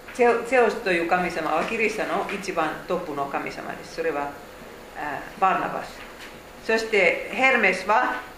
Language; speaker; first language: Japanese; non-native, fluent; Finnish